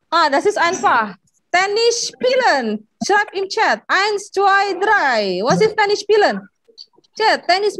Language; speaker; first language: German; non-native, learner; Indonesian